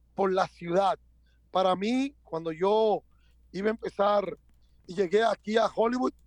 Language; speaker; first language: Spanish; native; Spanish